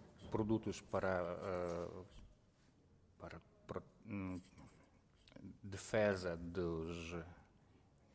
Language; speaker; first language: Portuguese; non-native, fluent; Ukrainian